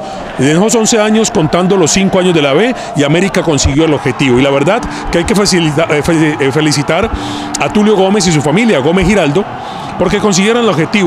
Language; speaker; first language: Spanish; native; Spanish